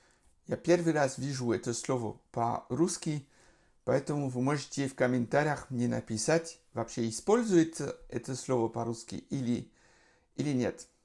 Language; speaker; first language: Russian; non-native, fluent; French